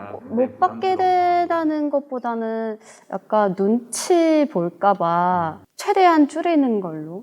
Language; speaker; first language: Korean; non-native, fluent; Chinese